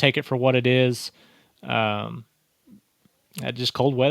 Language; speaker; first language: English; native; English